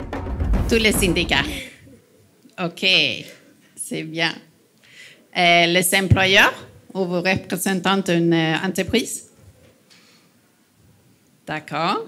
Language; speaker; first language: French; non-native, fluent; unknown